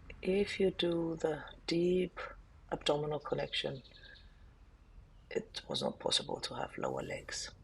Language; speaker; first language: English; non-native, fluent; German